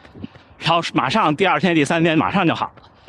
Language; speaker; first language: Chinese; native; Chinese